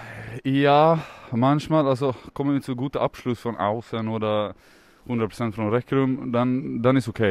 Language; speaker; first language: German; non-native, learner; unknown